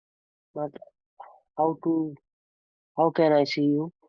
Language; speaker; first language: English; non-native, learner; Hindi